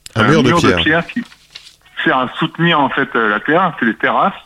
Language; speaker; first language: French; native; French